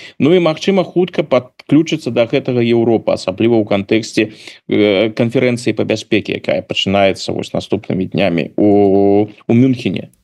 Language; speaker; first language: Belarusian; native; Belarusian